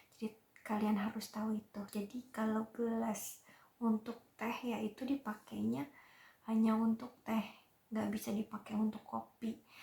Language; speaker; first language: Indonesian; native; Indonesian